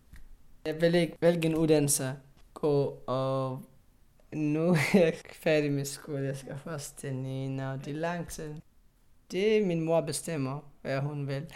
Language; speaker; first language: Danish; non-native, learner; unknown